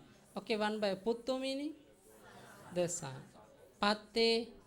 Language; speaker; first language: English; non-native, learner; Sinhala